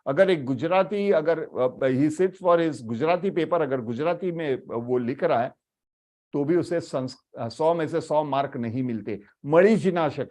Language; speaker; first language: Hindi; native; Hindi